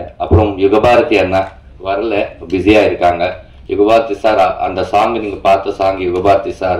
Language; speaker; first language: Tamil; non-native, learner; Telugu